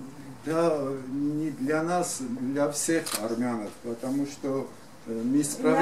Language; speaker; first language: Russian; non-native, fluent; Armenian